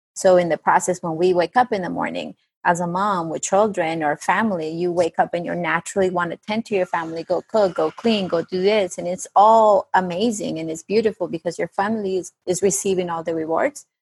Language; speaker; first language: English; non-native, fluent; Spanish